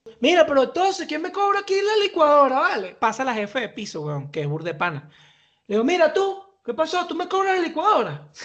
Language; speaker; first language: Spanish; native; Spanish